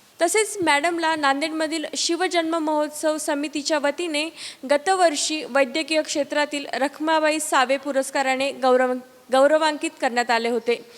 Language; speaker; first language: Marathi; native; Marathi